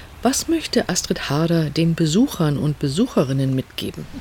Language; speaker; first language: German; native; German